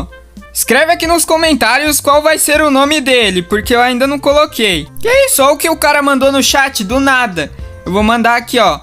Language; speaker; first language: Portuguese; native; Portuguese